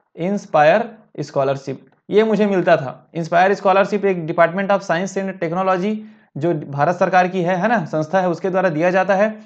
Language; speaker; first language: Hindi; native; Hindi